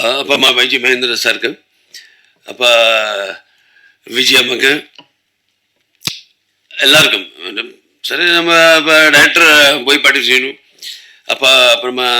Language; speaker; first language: Tamil; non-native, local second language; Telugu